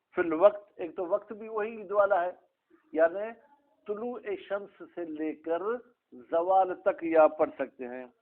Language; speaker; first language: Urdu; non-native, local second language; Sindhi